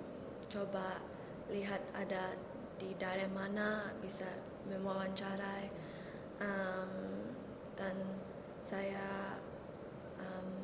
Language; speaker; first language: Indonesian; early bilingual, heritage; Indonesian